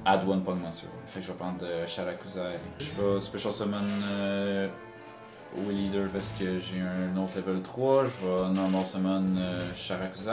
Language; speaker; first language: French; native; French